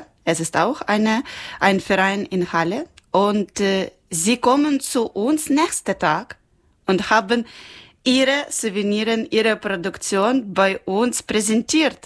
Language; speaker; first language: German; non-native, learner; Ukrainian